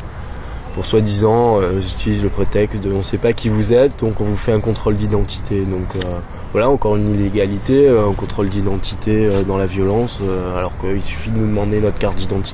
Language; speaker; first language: French; native; French